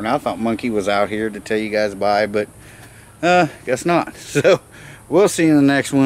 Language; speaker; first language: English; native; English